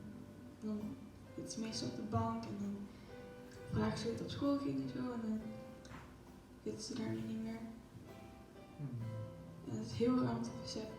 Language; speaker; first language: Dutch; early bilingual, other home language; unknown